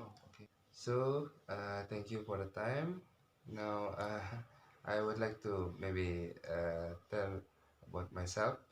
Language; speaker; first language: English; non-native, learner; Indonesian